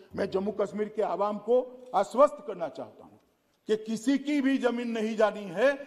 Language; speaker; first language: Hindi; non-native, local second language; Gujarati